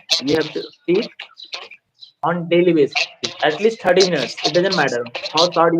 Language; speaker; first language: English; non-native, fluent; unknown